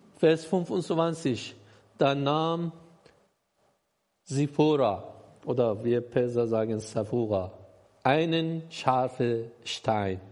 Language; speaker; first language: German; non-native, learner; Persian